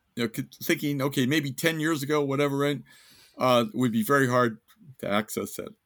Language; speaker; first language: English; native; English